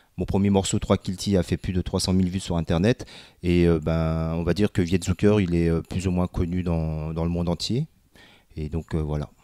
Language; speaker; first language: French; early bilingual, other home language; Vietnamese